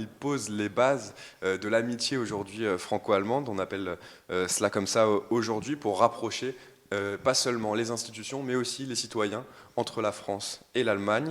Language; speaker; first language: French; native; French